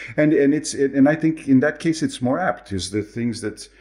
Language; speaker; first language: English; non-native, fluent; Portuguese